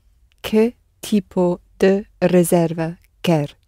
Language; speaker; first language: Portuguese; non-native, learner; English